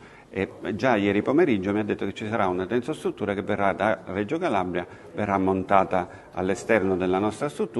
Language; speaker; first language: Italian; native; Italian